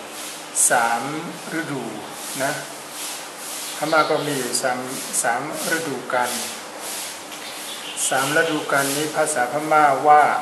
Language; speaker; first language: Thai; non-native, fluent; Burmese